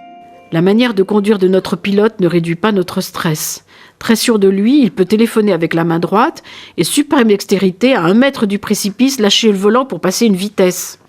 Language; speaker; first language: French; native; French